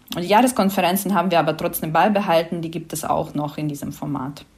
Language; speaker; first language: German; non-native, fluent; Ukrainian